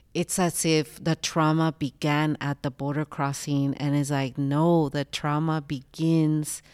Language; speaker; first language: English; early bilingual, other home language; Spanish